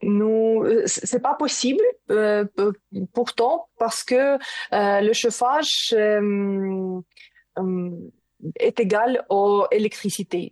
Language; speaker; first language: French; non-native, learner; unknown